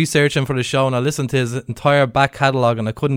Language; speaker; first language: English; native; English